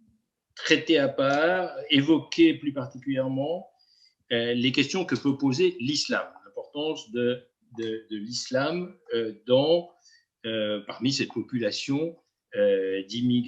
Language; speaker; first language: French; native; French